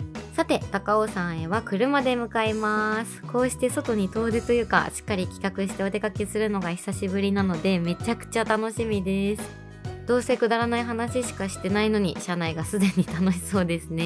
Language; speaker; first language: Japanese; native; Japanese